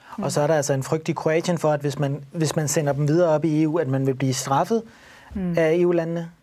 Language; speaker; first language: Danish; native; Danish